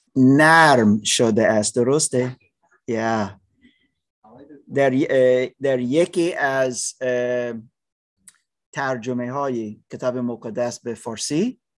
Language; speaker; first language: Persian; non-native, learner; English